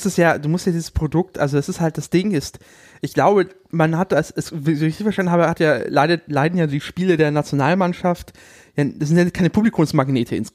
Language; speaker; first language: German; native; German